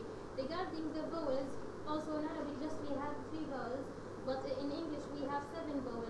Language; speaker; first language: English; non-native, learner; Arabic